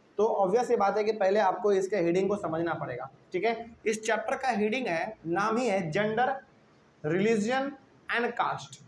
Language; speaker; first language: Hindi; native; Hindi